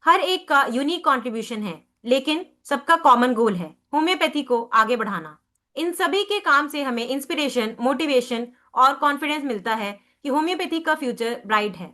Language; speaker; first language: Hindi; native; Hindi